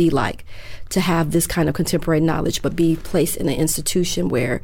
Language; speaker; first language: English; native; English